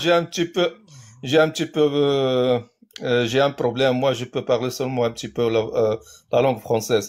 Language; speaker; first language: French; non-native, learner; Arabic